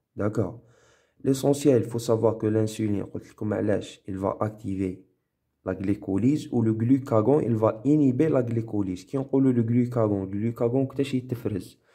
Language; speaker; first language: French; non-native, local second language; Arabic